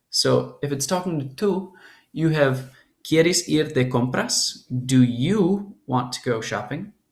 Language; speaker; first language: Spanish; non-native, fluent; English